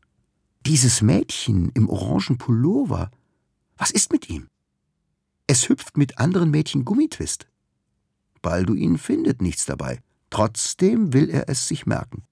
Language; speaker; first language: German; native; German